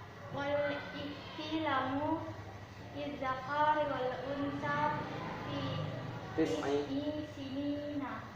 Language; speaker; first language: Arabic; non-native, learner; Indonesian